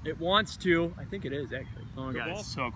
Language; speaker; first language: English; native; English